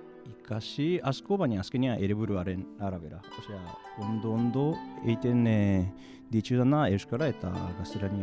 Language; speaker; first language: Basque; non-native, fluent; Japanese